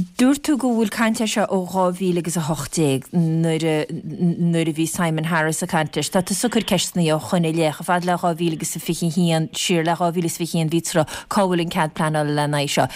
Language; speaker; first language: Irish; native; Irish